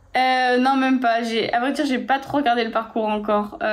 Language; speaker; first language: French; native; French